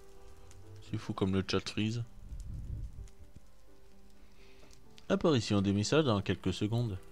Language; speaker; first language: French; native; French